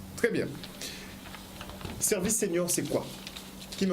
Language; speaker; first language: French; native; French